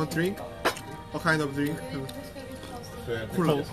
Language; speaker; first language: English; non-native, learner; Korean